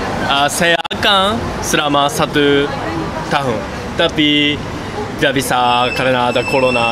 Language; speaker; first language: Indonesian; non-native, learner; Japanese